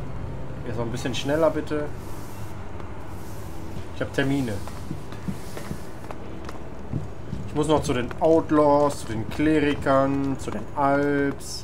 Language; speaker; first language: German; native; German